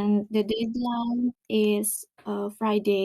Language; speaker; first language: English; non-native, learner; Indonesian